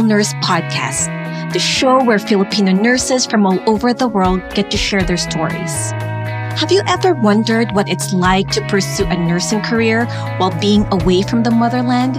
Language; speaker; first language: English; non-native, local second language; Filipino